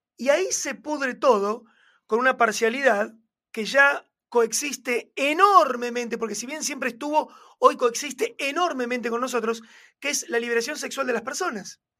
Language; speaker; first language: Spanish; native; Spanish